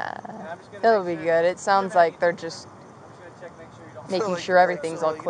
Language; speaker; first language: English; native; English